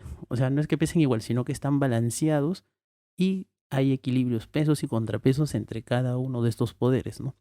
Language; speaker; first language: Spanish; native; Spanish